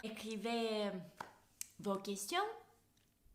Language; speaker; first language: French; non-native, fluent; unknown